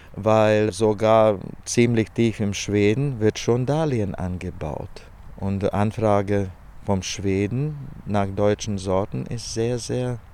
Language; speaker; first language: German; non-native, learner; Latvian